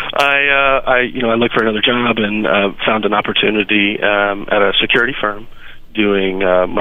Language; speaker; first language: English; native; English